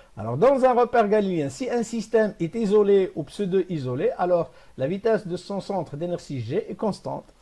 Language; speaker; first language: French; non-native, local second language; Arabic